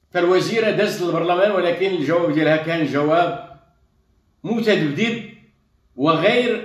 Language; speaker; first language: Arabic; native; Arabic